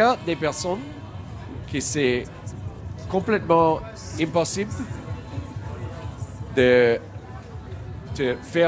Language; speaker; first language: French; non-native, learner; English